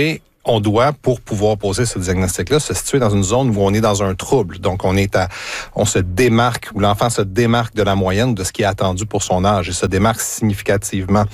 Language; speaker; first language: French; native; French